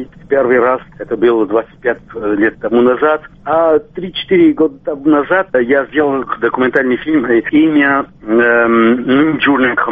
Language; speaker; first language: Russian; non-native, local second language; Armenian